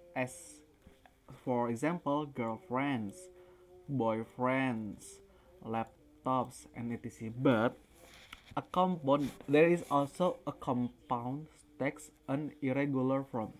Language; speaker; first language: English; non-native, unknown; Indonesian